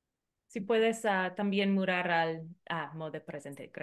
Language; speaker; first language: Spanish; non-native, fluent; English